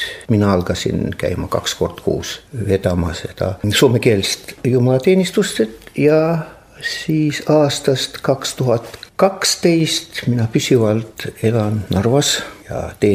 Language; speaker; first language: Estonian; non-native, local second language; Russian